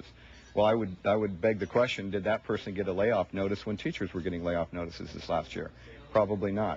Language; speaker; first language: English; native; English